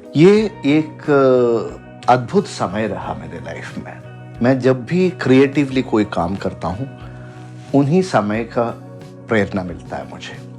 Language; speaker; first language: Hindi; non-native, local second language; Malayalam